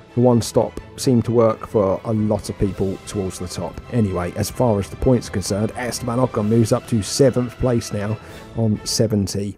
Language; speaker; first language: English; native; English